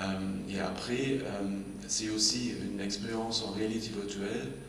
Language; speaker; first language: French; non-native, fluent; German